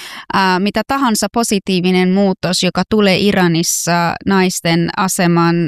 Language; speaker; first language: Finnish; non-native, fluent; Persian